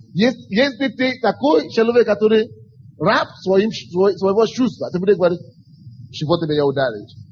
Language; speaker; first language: Russian; non-native, fluent; Yoruba